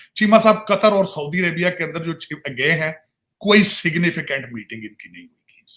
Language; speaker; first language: Urdu; non-native, local second language; Punjabi